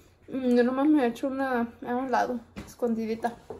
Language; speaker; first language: Spanish; early bilingual, heritage; Spanish